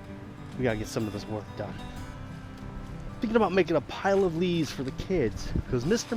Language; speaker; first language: English; native; English